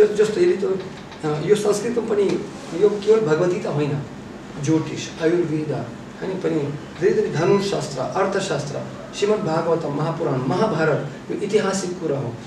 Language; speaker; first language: Nepali; non-native, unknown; Russian